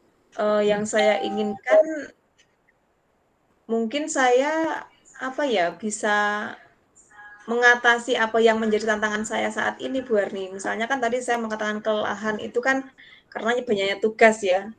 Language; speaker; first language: Indonesian; non-native, local second language; Javanese